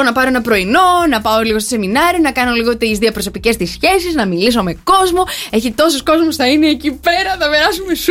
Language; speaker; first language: Greek; native; Greek